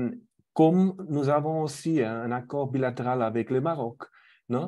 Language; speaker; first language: French; non-native, fluent; German